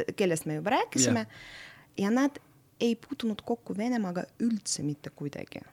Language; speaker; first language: Estonian; non-native, local second language; Russian